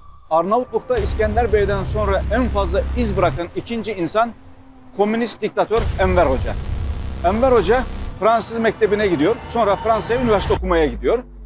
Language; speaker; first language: Turkish; native; Turkish